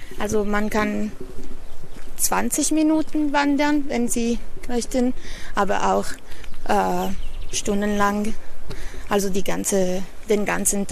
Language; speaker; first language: German; non-native, learner; Italian